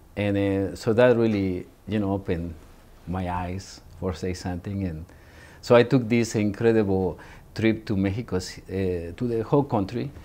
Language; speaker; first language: English; non-native, fluent; Spanish